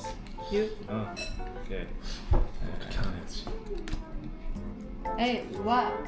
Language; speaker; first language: English; non-native, learner; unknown